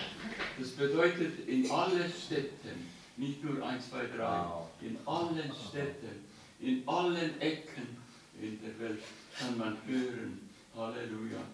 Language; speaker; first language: German; non-native, learner; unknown